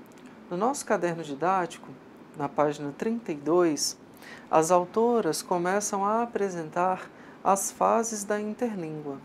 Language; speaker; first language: Portuguese; native; Portuguese